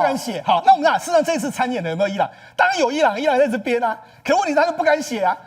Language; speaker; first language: Chinese; native; Chinese